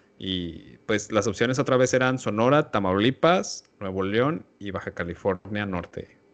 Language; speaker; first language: Spanish; native; Spanish